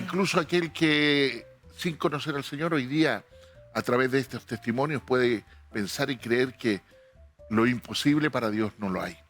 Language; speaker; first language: Spanish; native; Spanish